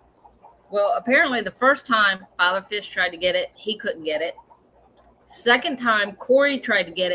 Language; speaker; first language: English; native; English